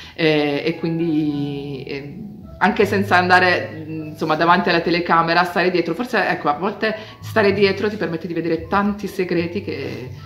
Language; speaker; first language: Italian; native; Italian